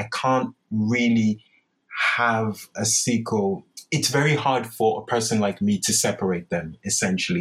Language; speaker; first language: English; non-native, local second language; Yoruba